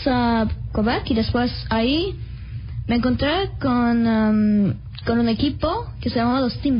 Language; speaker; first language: Spanish; early bilingual, heritage; Spanish